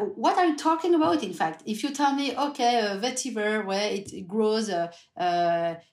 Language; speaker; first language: English; non-native, fluent; French